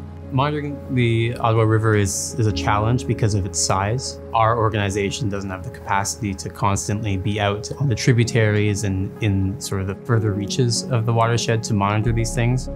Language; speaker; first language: English; native; English